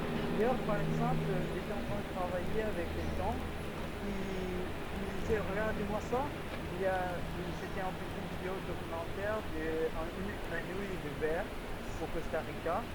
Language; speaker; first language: French; non-native, fluent; Spanish